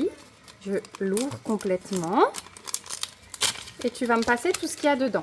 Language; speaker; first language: French; native; French